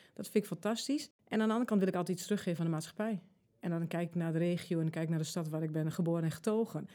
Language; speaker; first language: Dutch; early bilingual, other home language; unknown